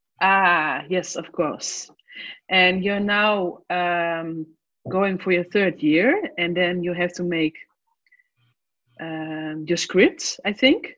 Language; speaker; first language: English; non-native, fluent; Dutch